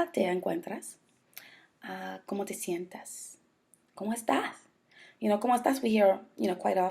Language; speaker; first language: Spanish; non-native, learner; English